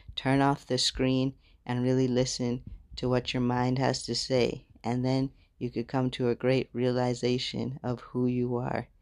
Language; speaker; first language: English; native; English